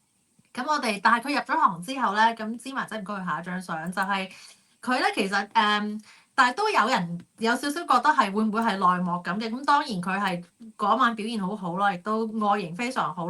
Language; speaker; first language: Cantonese; native; Cantonese